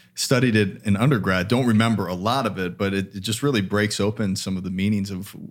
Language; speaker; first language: English; native; English